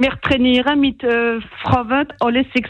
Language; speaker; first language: German; non-native, local second language; French